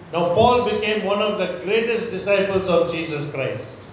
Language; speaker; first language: English; non-native, local second language; Tamil